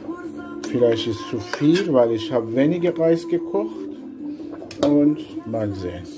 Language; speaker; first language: German; non-native, learner; Persian